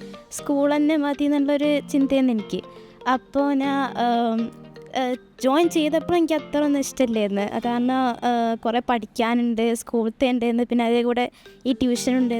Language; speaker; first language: Malayalam; early bilingual, heritage; Malayalam